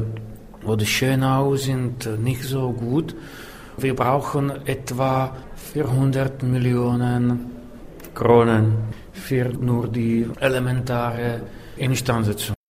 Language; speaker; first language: German; non-native, fluent; Czech